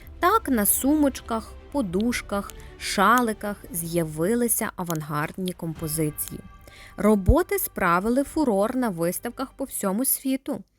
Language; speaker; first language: Ukrainian; native; Ukrainian